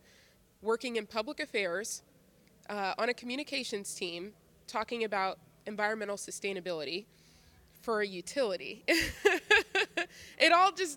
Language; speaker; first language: English; native; English